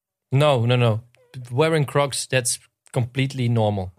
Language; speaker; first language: English; non-native, fluent; Dutch